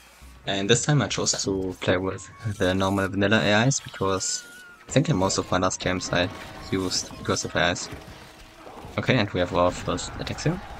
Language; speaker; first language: English; non-native, fluent; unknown